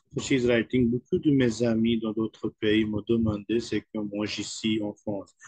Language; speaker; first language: French; non-native, fluent; Urdu